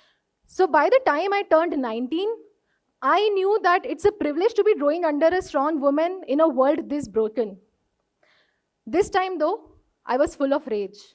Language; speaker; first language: English; non-native, local second language; Hindi